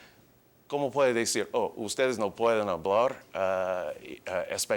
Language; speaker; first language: Spanish; early bilingual, heritage; English